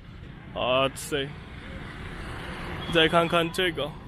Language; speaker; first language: Chinese; non-native, fluent; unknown